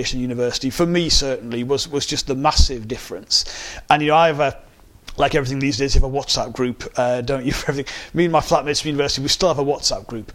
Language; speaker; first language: English; native; English